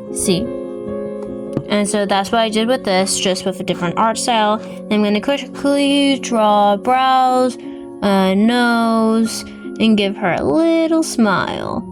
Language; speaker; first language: English; native; English